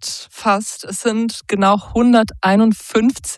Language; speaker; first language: German; native; German